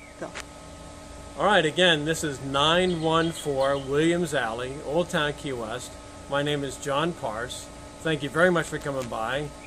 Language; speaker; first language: English; native; English